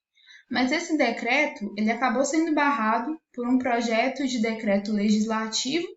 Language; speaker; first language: Portuguese; native; Portuguese